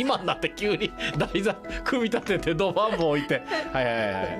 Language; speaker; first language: Japanese; native; Japanese